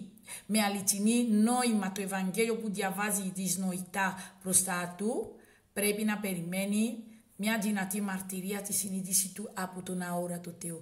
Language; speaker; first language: Greek; non-native, learner; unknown